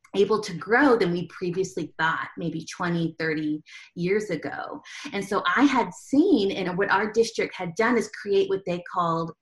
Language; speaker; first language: English; early bilingual, other home language; Spanish